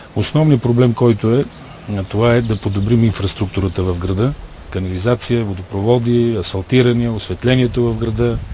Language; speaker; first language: Bulgarian; native; Bulgarian